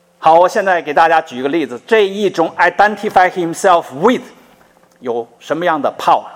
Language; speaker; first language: Chinese; native; Chinese